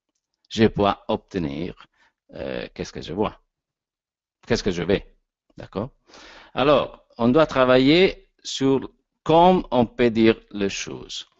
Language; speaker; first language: French; non-native, learner; Italian